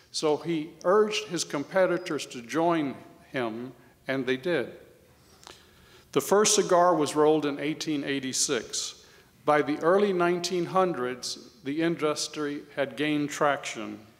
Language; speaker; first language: English; early bilingual, other home language; Spanish